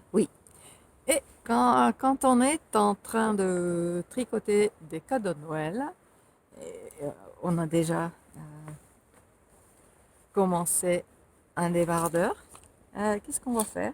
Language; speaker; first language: French; non-native, fluent; Finnish